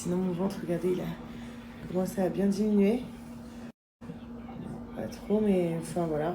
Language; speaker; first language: French; native; French